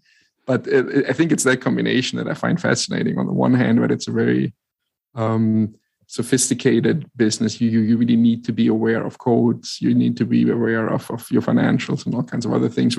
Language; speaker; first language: English; non-native, fluent; German